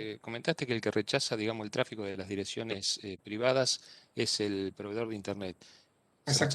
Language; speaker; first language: Spanish; native; Spanish